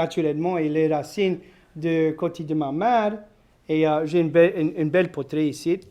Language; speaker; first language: French; non-native, local second language; English